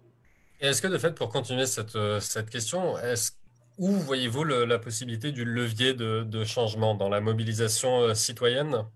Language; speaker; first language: French; native; French